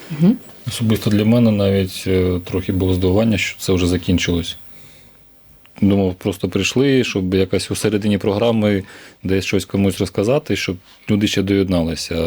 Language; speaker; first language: Ukrainian; native; Ukrainian